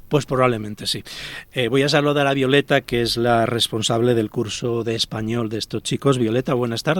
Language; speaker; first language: Spanish; native; Spanish